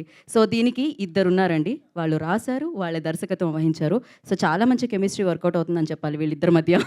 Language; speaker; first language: Telugu; native; Telugu